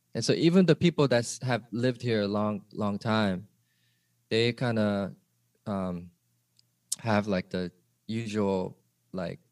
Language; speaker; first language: English; early bilingual, other home language; Korean